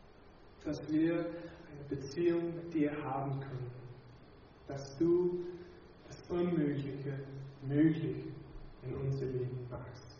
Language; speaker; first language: German; non-native, fluent; English